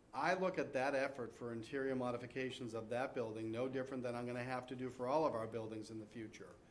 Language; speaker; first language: English; native; English